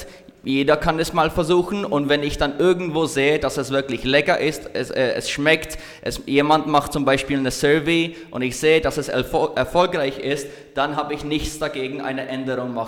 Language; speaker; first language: German; non-native, learner; Czech